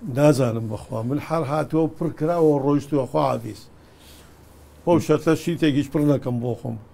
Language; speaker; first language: Central Kurdish; non-native, local second language; Gurani